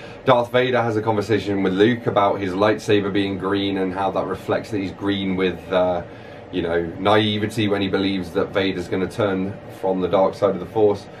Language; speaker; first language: English; native; English